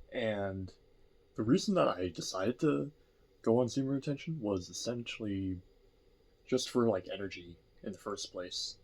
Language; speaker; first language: English; native; English